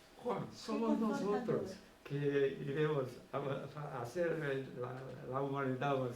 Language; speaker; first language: Spanish; non-native, fluent; Portuguese